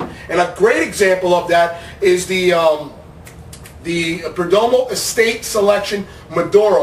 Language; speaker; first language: English; native; English